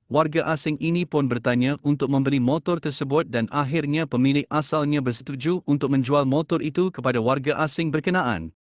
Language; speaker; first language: Malay; native; Malay